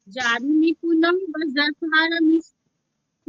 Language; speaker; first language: Persian; non-native, learner; Urdu